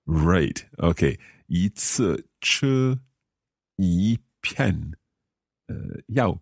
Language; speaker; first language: Chinese; non-native, learner; English